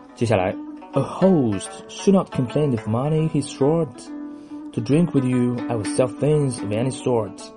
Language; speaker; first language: English; non-native, fluent; Chinese